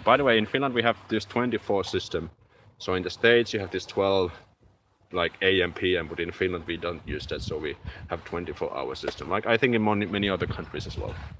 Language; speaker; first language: English; non-native, fluent; Finnish